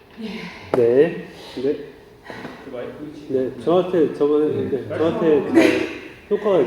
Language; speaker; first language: Korean; native; Korean